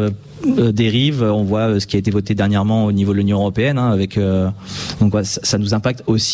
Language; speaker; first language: French; native; French